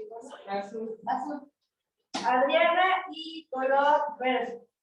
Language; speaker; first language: Spanish; native; Spanish